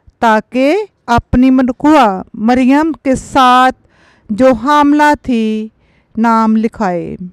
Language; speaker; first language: Urdu; non-native, local second language; Punjabi